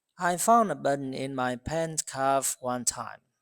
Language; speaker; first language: English; non-native, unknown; Burmese